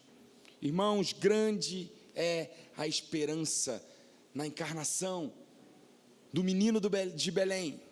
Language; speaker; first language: Portuguese; native; Portuguese